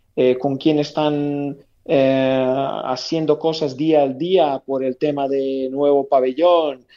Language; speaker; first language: Spanish; non-native, fluent; Serbian